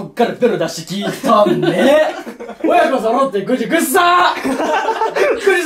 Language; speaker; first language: Japanese; native; Japanese